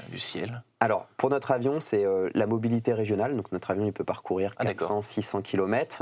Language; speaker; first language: French; native; French